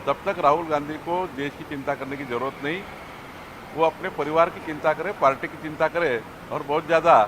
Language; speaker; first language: Hindi; non-native, local second language; Marathi